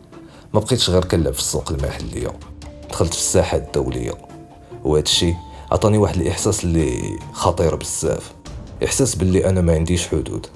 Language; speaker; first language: Arabic; native; Arabic